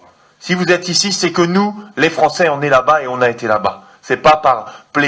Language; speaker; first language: French; native; French